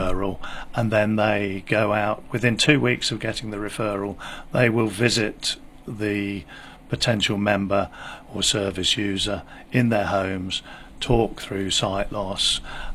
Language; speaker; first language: English; native; English